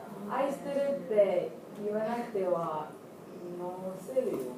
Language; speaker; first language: Japanese; non-native, learner; English